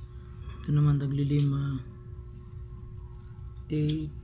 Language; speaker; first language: Filipino; non-native, local second language; Bikol